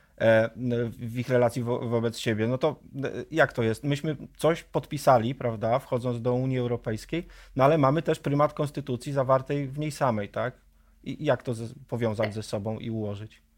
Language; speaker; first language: Polish; native; Polish